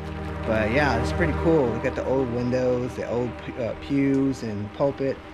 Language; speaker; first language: English; native; English